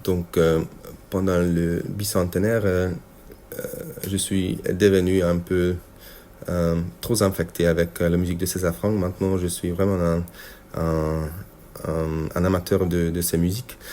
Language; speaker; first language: French; non-native, fluent; Hungarian